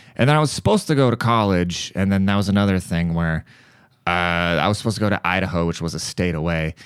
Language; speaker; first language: English; early bilingual, other home language; German